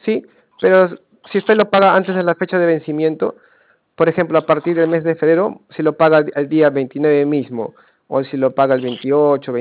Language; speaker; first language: Spanish; native; Spanish